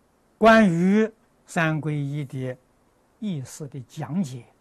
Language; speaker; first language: Chinese; native; Chinese